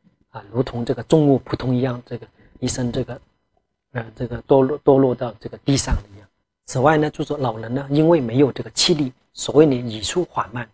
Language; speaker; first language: Chinese; non-native, local second language; Tibetan